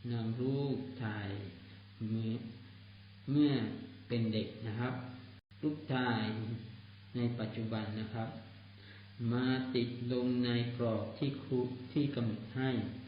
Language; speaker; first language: Thai; non-native, local second language; Malay